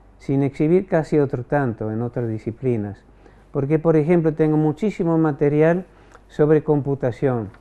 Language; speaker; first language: Spanish; non-native, fluent; French